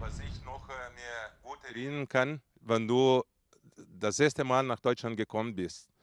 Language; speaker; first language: German; non-native, fluent; Portuguese